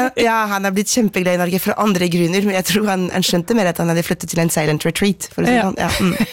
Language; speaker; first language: Norwegian; non-native, fluent; French